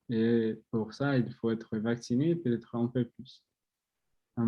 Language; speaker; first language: French; non-native, learner; Spanish